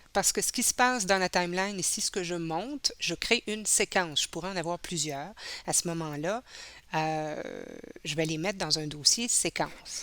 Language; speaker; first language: French; native; French